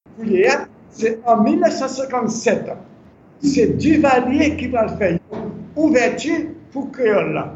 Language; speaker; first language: French; non-native, local second language; Haitian Creole